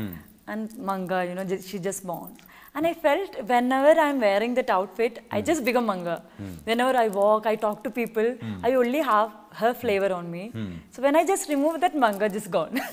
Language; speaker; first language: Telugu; non-native, learner; Malayalam